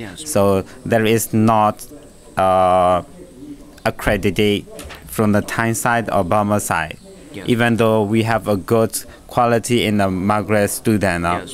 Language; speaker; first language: English; non-native, learner; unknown